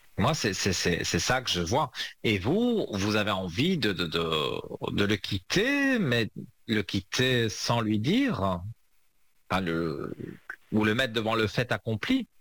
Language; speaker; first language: French; native; French